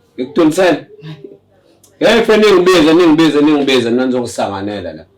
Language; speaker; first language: Zulu; native; Zulu